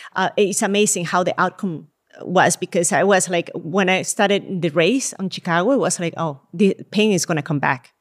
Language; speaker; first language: English; non-native, fluent; Spanish